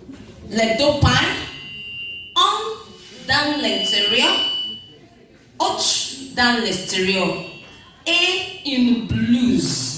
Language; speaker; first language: French; non-native, learner; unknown